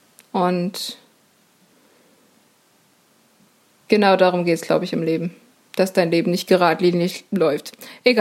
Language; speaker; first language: German; native; German